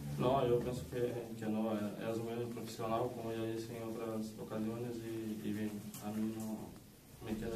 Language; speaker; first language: Spanish; non-native, fluent; Portuguese